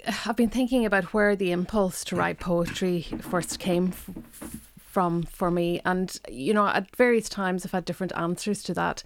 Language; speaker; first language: English; non-native, local second language; Irish